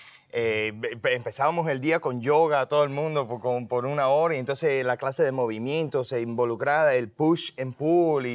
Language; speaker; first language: Spanish; early bilingual, heritage; Spanish